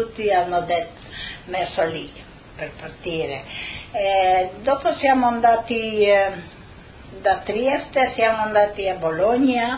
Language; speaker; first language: Italian; non-native, local second language; Slovenian